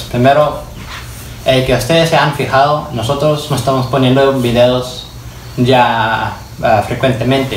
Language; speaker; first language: Spanish; early bilingual, heritage; Spanish